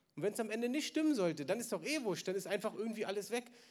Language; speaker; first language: German; native; German